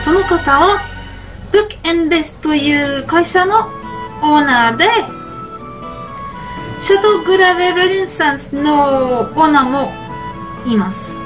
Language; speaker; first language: Japanese; non-native, learner; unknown